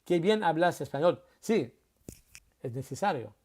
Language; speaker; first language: Spanish; non-native, learner; English